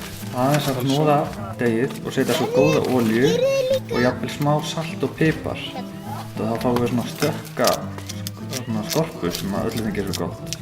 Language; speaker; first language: Icelandic; native; Icelandic